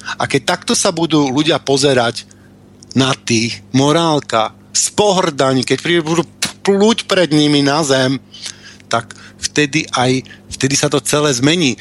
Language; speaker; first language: Slovak; native; Slovak